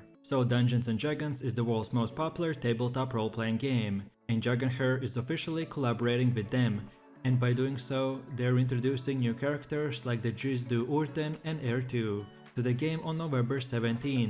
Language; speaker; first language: English; non-native, fluent; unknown